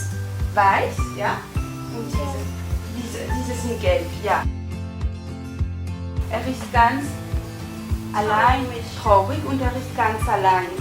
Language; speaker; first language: German; non-native, learner; French